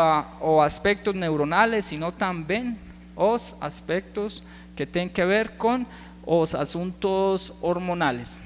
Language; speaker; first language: Portuguese; non-native, learner; Spanish